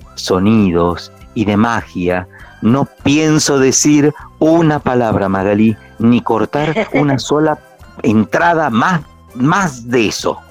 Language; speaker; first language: Spanish; native; Spanish